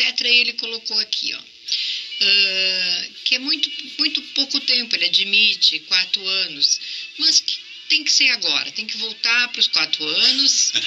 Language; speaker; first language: Portuguese; native; Portuguese